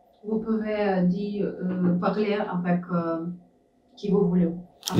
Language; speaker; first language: French; non-native, learner; Russian